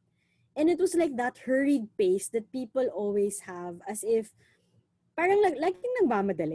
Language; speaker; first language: English; non-native, local second language; Filipino